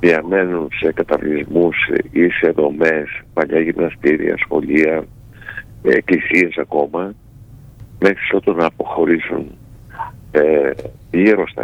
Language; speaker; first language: Greek; native; Greek